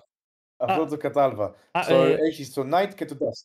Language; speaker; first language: Greek; early bilingual, heritage; English